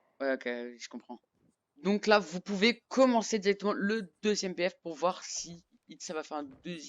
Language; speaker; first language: French; native; French